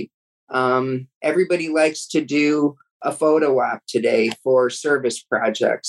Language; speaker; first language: English; native; English